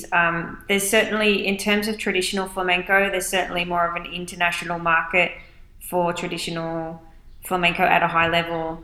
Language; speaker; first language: English; native; English